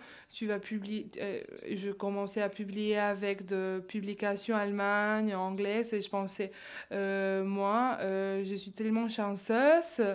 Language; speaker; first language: French; non-native, fluent; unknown